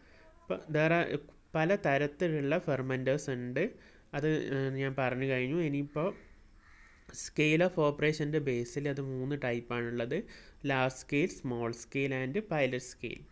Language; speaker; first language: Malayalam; native; Malayalam